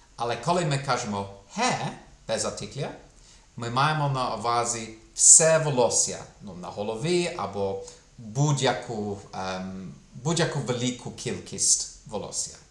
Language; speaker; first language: Ukrainian; non-native, fluent; English